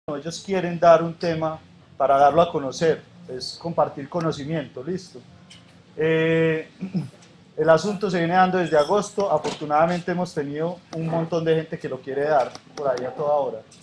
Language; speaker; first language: Spanish; native; Spanish